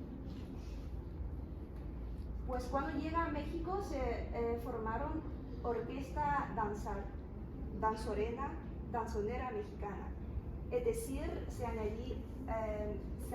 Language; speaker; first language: Spanish; non-native, fluent; Chinese